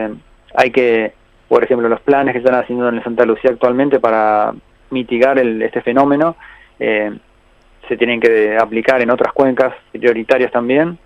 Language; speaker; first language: Spanish; native; Spanish